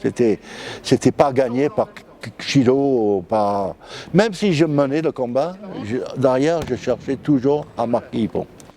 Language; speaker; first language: French; non-native, fluent; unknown